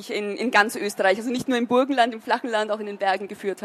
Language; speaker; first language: German; native; German